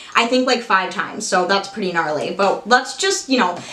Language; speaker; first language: English; native; English